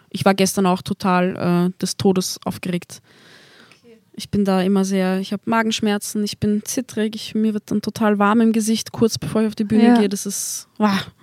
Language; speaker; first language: German; native; German